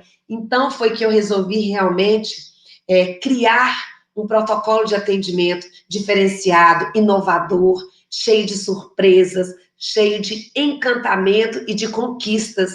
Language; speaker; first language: Portuguese; native; Portuguese